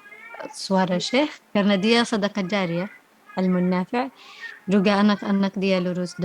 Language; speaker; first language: Indonesian; non-native, learner; Arabic